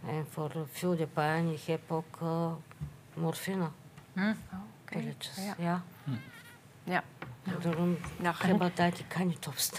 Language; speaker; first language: Dutch; non-native, learner; Bulgarian